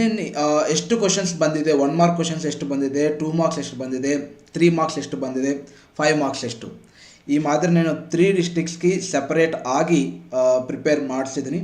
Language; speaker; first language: Kannada; non-native, fluent; Telugu